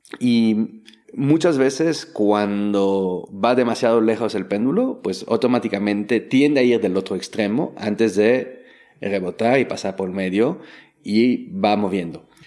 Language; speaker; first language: Spanish; non-native, fluent; French